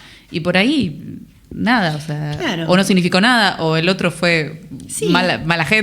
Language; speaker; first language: Spanish; native; Spanish